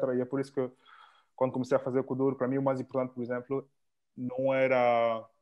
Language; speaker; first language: Portuguese; early bilingual, heritage; Portuguese